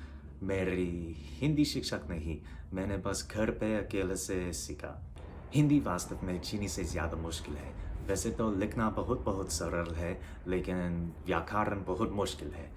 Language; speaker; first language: Hindi; non-native, learner; English